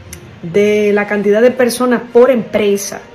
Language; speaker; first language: Spanish; native; Spanish